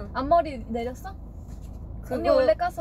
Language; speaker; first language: Korean; non-native, fluent; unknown